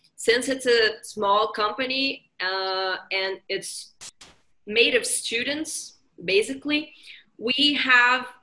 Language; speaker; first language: English; non-native, fluent; Portuguese